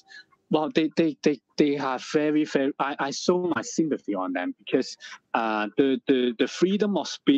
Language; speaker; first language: English; non-native, local second language; Cantonese